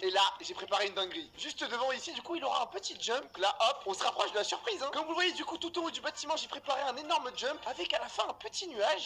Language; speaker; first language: French; native; French